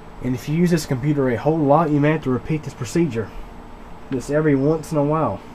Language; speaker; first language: English; native; English